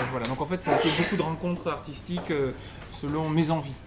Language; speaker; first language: French; native; French